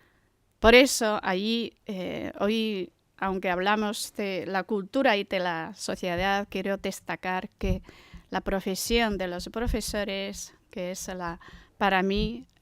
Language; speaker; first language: Spanish; non-native, fluent; Chinese